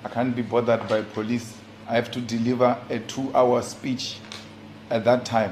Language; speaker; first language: English; non-native, local second language; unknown